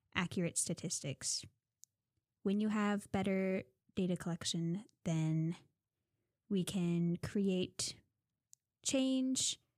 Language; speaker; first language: English; native; English